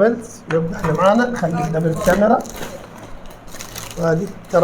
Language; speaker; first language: Arabic; native; Arabic